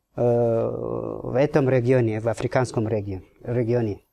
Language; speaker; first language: Russian; non-native, fluent; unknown